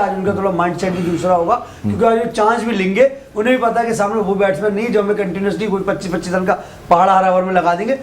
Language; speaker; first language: Urdu; native; Urdu